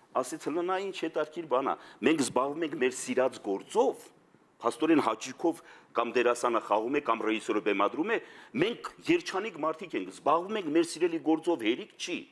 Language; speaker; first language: Armenian; native; Armenian